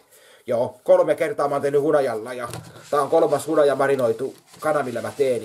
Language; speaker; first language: Finnish; native; Finnish